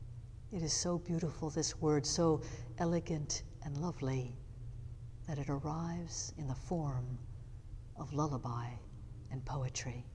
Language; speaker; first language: English; native; English